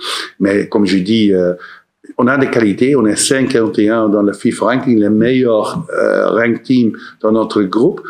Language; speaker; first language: French; non-native, learner; Dutch